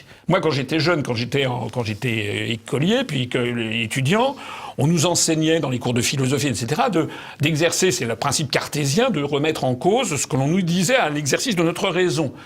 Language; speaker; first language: French; native; French